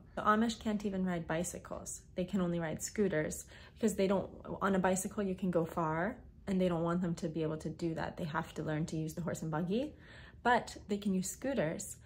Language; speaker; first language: English; native; English